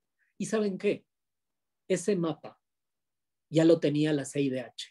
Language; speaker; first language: Spanish; native; Spanish